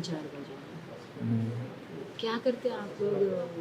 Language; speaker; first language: Hindi; non-native, local second language; Telugu